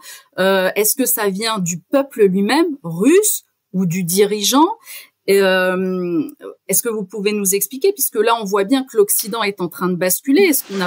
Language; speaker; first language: French; native; French